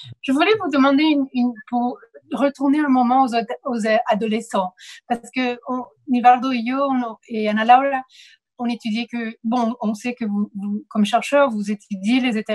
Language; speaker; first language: French; non-native, fluent; Spanish